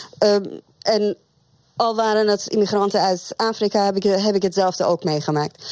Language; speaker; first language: Dutch; non-native, fluent; Persian